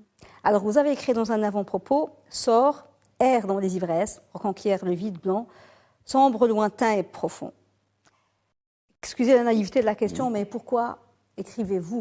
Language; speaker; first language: French; non-native, local second language; Arabic